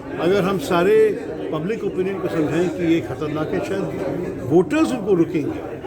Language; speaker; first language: Hindi; non-native, local second language; Malayalam